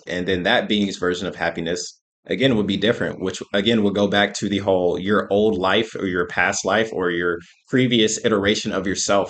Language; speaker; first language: English; native; English